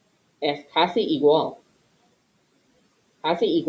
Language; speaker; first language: Spanish; non-native, fluent; English